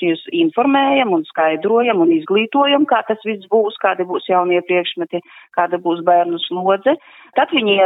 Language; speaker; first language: Latvian; non-native, local second language; Russian